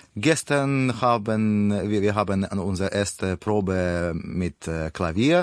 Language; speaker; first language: German; non-native, learner; Russian